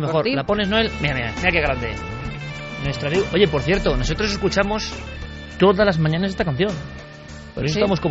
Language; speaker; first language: Spanish; native; Spanish